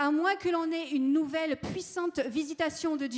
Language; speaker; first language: French; native; French